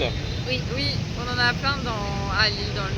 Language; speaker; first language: French; native; French